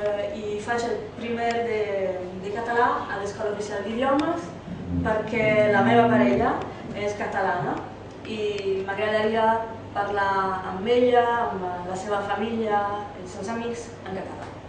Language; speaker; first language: Catalan; non-native, learner; Italian